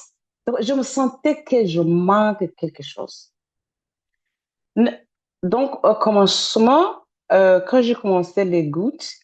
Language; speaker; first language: French; non-native, fluent; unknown